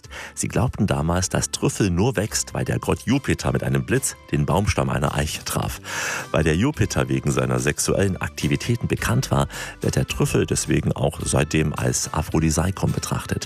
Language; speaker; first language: German; native; German